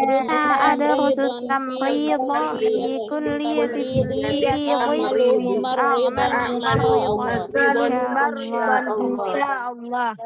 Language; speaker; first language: Arabic; non-native, learner; Indonesian